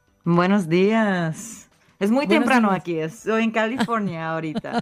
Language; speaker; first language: Spanish; early bilingual, heritage; English